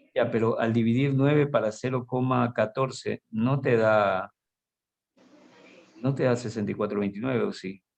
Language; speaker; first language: Spanish; native; Spanish